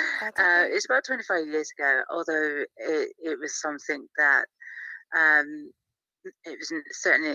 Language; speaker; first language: English; native; English